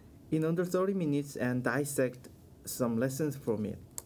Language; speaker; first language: English; non-native, learner; Korean